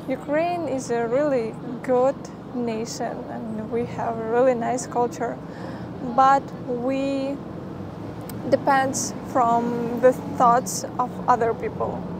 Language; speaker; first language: English; non-native, fluent; Ukrainian